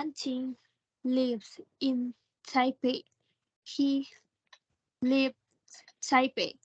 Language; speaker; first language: English; non-native, learner; Thai